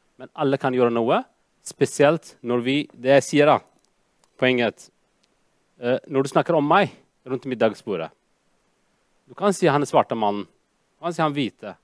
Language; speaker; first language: Norwegian; non-native, fluent; Amharic